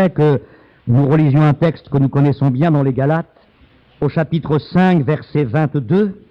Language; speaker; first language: French; native; French